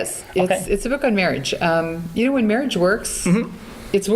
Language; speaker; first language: English; native; English